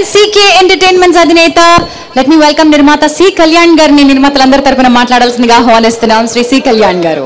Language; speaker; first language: Telugu; native; Telugu